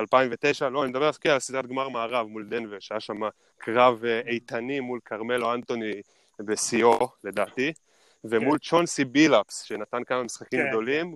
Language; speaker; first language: Hebrew; native; Hebrew